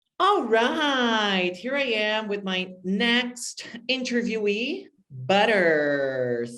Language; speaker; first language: English; non-native, fluent; Portuguese